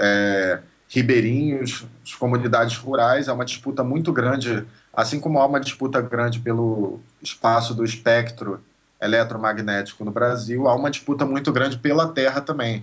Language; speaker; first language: Portuguese; native; Portuguese